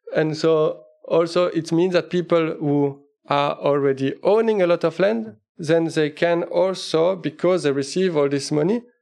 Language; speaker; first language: English; non-native, fluent; French